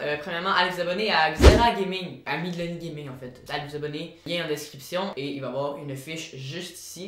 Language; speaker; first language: French; native; French